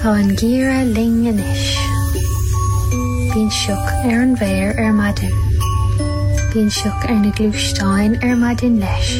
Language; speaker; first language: Irish; non-native, learner; English